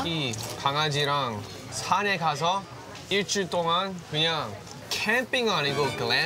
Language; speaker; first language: Korean; early bilingual, heritage; English